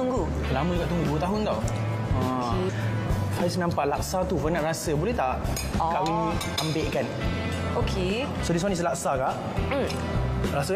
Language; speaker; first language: Malay; native; Malay